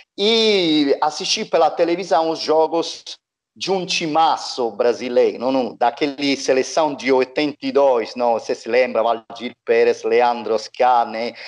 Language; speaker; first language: Portuguese; non-native, fluent; Italian